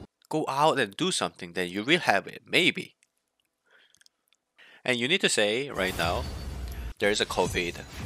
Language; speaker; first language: English; non-native, fluent; Korean